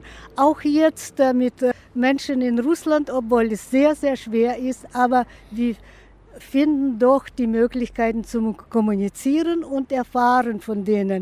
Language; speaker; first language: German; non-native, fluent; Russian